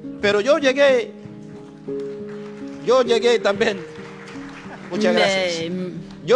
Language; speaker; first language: Spanish; non-native, fluent; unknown